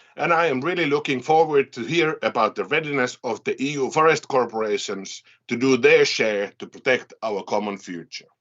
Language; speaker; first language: English; non-native, fluent; Finnish